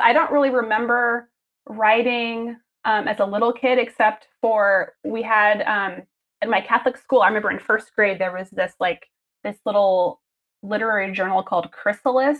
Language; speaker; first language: English; native; English